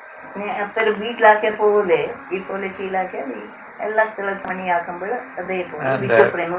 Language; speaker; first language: Malayalam; non-native, local second language; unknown